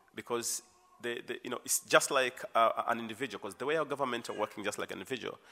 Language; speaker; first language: English; non-native, local second language; Swahili